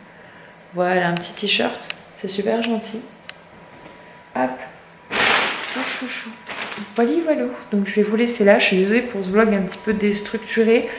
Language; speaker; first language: French; native; French